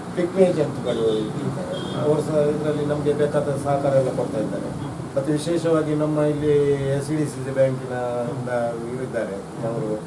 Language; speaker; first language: Kannada; non-native, local second language; Tulu